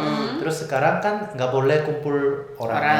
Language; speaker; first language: Indonesian; non-native, fluent; Korean